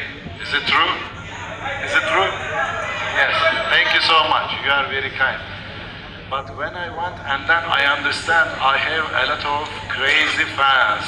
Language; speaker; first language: English; non-native, learner; Turkish